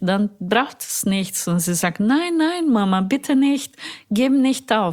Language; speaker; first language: German; non-native, fluent; Portuguese